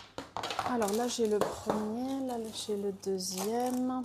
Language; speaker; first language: French; native; French